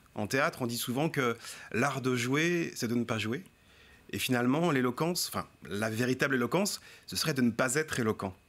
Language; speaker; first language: French; native; French